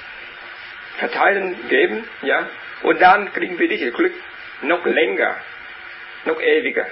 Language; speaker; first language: German; non-native, learner; Vietnamese